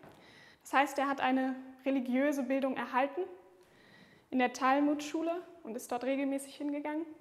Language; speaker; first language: German; native; German